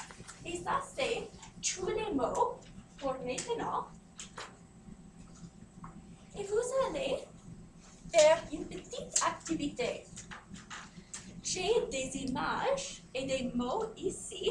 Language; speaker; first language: French; non-native, fluent; English